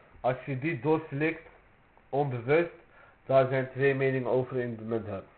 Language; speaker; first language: Dutch; early bilingual, other home language; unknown